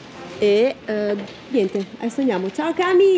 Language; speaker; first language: Italian; native; Italian